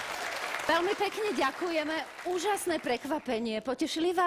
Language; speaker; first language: Slovak; native; Slovak